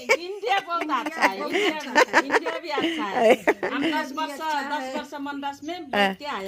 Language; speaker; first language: Hindi; non-native, learner; Nepali